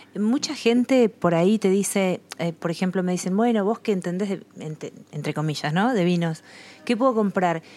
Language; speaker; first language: Spanish; native; Spanish